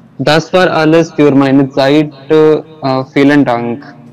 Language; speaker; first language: German; non-native, learner; Hindi